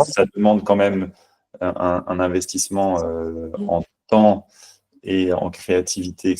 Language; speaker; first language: French; native; French